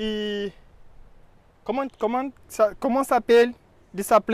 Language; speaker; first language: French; non-native, learner; Kabuverdianu